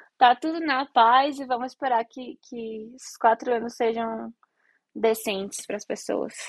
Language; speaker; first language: Portuguese; native; Portuguese